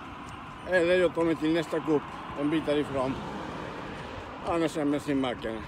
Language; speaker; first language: Swedish; non-native, learner; Spanish